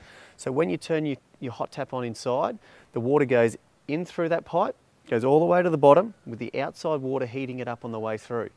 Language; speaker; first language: English; native; English